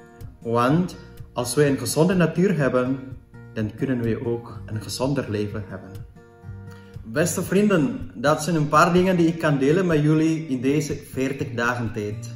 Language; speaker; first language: Dutch; non-native, fluent; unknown